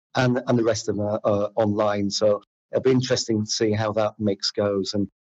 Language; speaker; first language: English; native; English